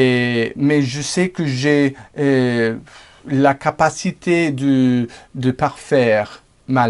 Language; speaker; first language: French; non-native, fluent; English